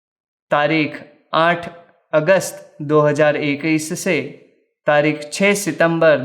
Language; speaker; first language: Hindi; native; Hindi